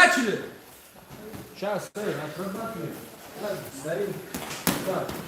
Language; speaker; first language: Russian; native; Russian